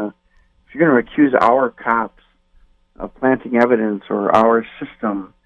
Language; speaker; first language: English; native; English